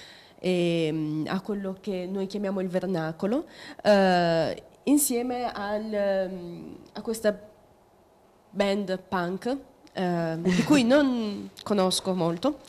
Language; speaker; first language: Italian; native; Italian